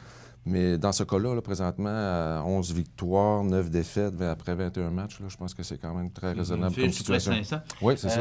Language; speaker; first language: French; native; French